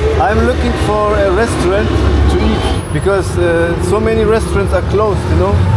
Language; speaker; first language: English; non-native, fluent; German